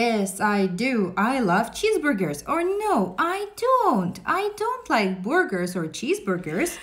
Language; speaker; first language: English; non-native, fluent; Russian